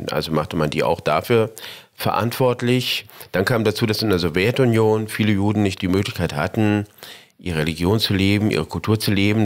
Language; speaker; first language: German; native; German